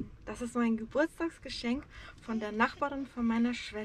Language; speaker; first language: German; native; German